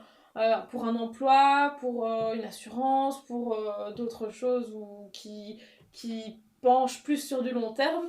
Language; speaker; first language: French; native; French